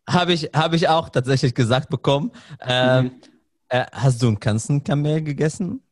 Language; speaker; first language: German; non-native, fluent; Arabic